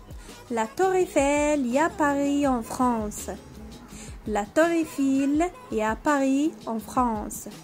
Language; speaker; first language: French; non-native, local second language; Arabic